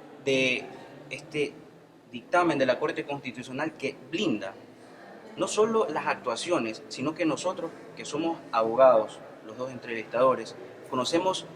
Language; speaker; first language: Spanish; native; Spanish